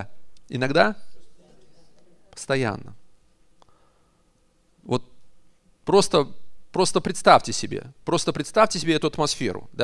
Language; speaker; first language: Russian; native; Russian